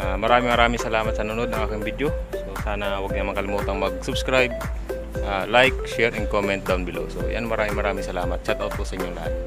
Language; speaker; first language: Filipino; non-native, local second language; Bikol